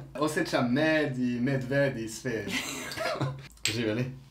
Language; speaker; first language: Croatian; non-native, learner; French